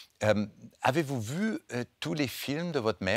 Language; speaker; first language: French; non-native, fluent; German